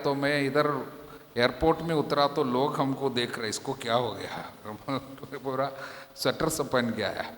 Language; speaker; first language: Hindi; non-native, local second language; Malayalam